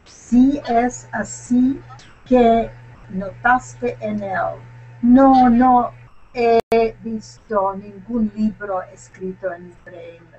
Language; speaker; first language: Spanish; non-native, learner; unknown